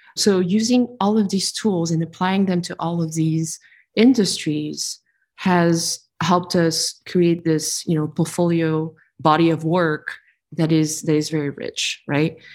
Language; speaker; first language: English; non-native, fluent; French